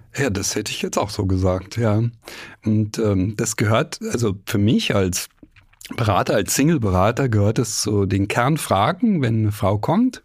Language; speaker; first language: German; native; German